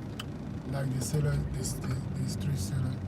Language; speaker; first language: English; non-native, fluent; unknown